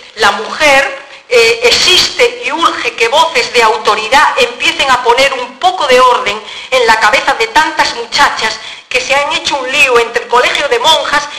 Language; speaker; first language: Spanish; non-native, local second language; Galician